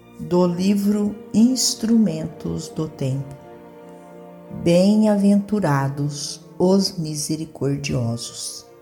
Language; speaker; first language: Portuguese; native; Portuguese